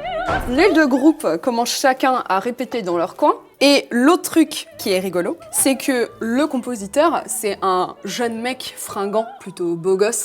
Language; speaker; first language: French; native; French